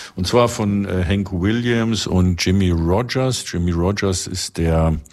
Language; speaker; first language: German; native; German